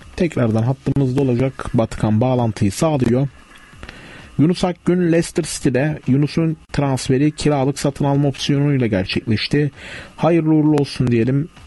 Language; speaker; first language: Turkish; native; Turkish